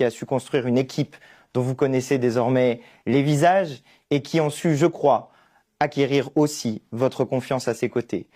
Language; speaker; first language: French; native; French